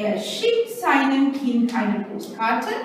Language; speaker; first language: German; non-native, fluent; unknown